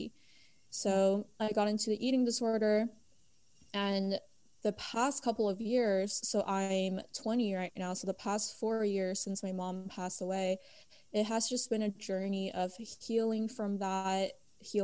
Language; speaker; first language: English; early bilingual, other home language; Chinese